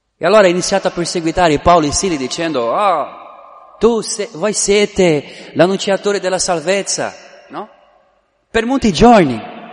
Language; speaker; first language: Italian; non-native, fluent; Portuguese